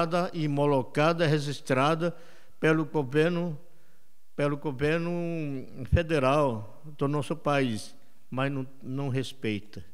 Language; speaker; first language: Portuguese; non-native, local second language; Yanomámi